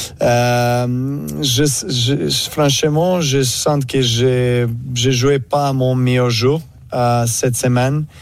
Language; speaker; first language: French; non-native, learner; Serbian